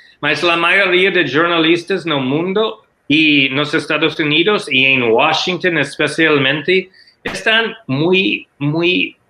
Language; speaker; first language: Portuguese; non-native, learner; English